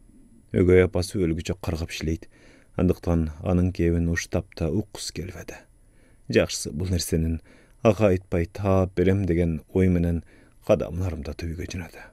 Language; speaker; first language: Kyrgyz; native; Kyrgyz